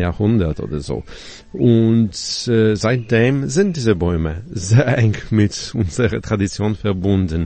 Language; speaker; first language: German; non-native, fluent; Polish